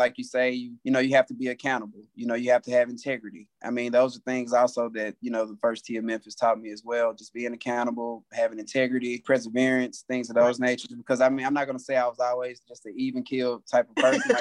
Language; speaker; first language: English; native; English